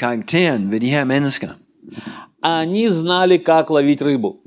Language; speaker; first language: Danish; non-native, learner; Russian